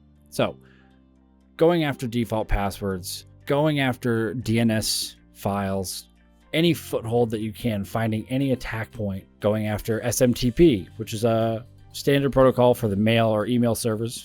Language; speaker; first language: English; native; English